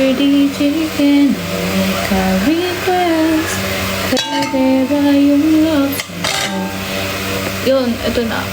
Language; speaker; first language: Filipino; native; Filipino